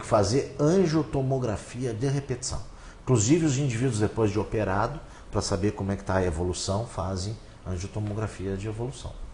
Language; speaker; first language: Portuguese; native; Portuguese